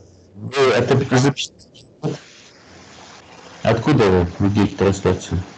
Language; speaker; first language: Russian; native; Russian